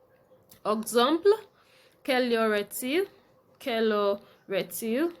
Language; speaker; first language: French; non-native, fluent; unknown